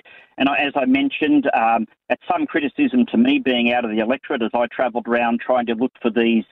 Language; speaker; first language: English; native; English